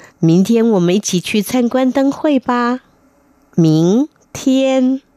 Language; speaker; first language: Chinese; non-native, fluent; Vietnamese